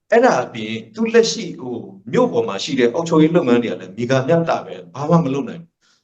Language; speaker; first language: Burmese; non-native, local second language; S'gaw Karen